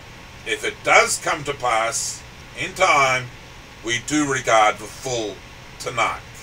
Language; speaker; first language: English; native; English